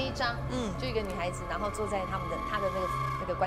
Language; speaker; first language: Chinese; native; Chinese